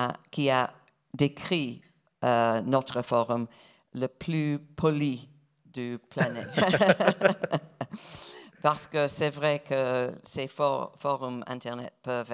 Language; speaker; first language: French; non-native, fluent; English